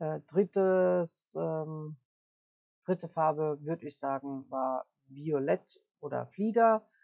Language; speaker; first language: German; native; German